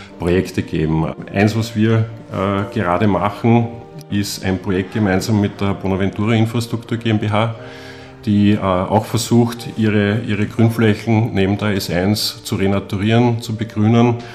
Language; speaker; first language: German; native; German